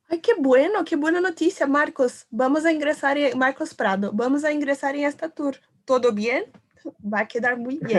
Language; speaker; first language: Spanish; non-native, learner; Portuguese